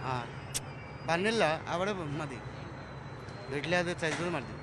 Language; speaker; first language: Malayalam; non-native, learner; Bangla